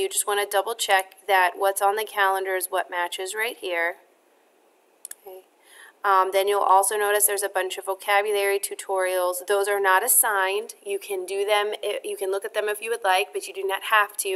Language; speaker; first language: English; native; English